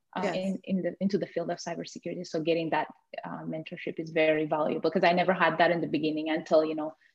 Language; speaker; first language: English; non-native, fluent; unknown